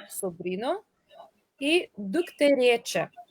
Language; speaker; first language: Spanish; non-native, fluent; Lithuanian